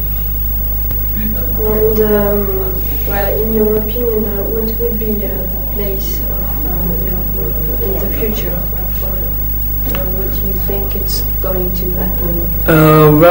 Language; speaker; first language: English; non-native, learner; French